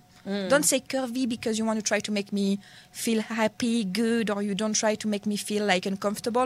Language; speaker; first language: English; non-native, learner; French